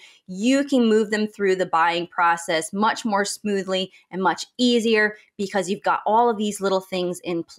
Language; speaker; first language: English; native; English